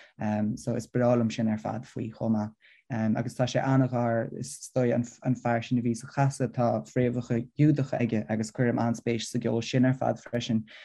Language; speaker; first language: Irish; non-native, local second language; English